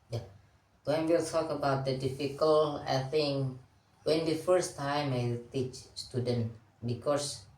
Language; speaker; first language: English; non-native, learner; Indonesian